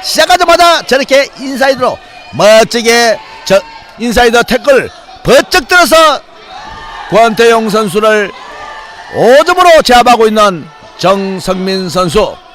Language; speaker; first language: Korean; native; Korean